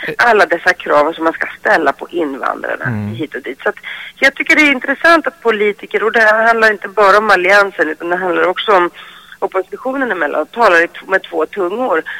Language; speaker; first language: Swedish; early bilingual, other home language; Greek